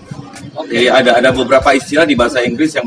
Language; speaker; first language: Indonesian; native; Indonesian